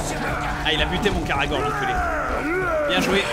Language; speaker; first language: French; native; French